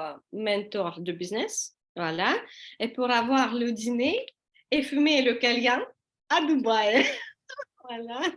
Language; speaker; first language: French; non-native, learner; Russian